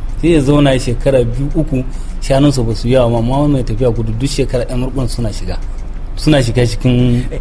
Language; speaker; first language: Hausa; non-native, local second language; Fula